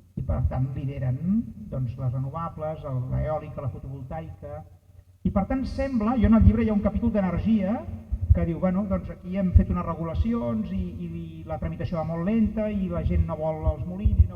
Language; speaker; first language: Catalan; native; Catalan